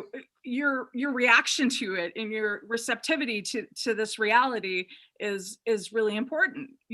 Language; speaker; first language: English; native; English